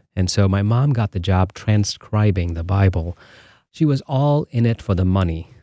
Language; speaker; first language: English; non-native, local second language; Tamil